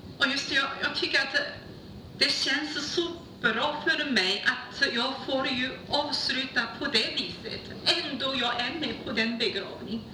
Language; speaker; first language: Swedish; non-native, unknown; Chinese